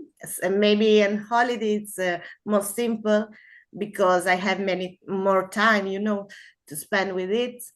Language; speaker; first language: English; non-native, learner; Spanish